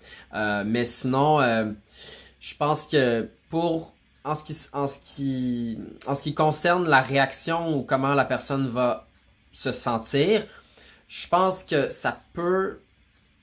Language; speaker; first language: French; native; French